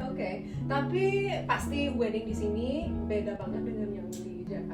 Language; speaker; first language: Indonesian; non-native, fluent; English